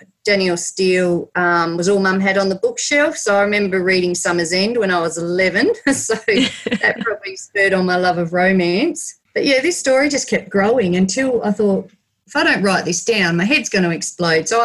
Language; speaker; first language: English; native; English